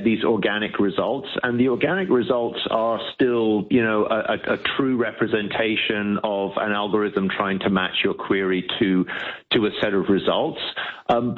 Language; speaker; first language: English; native; English